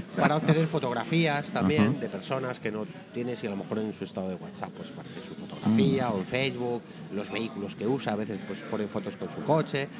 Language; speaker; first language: Spanish; native; Spanish